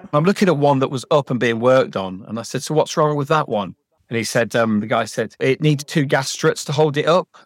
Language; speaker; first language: English; native; English